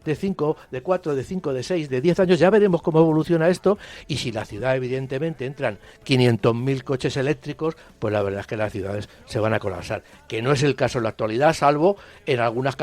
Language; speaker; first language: Spanish; native; Spanish